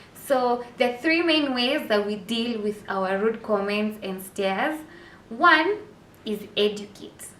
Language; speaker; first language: English; non-native, local second language; Swahili